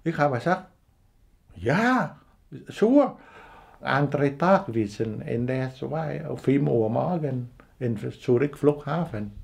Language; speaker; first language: German; non-native, learner; Vietnamese